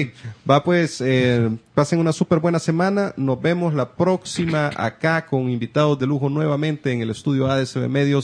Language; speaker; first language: Spanish; native; Spanish